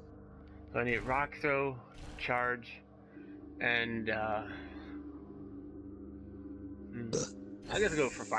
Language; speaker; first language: English; native; English